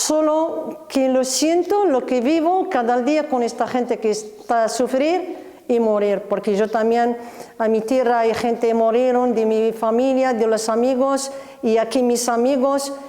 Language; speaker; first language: Spanish; non-native, learner; Arabic